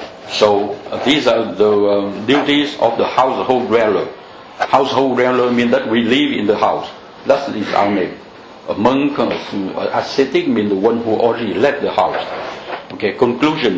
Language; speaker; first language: English; non-native, fluent; Vietnamese